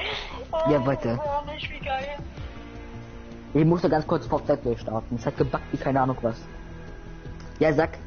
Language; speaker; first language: German; native; German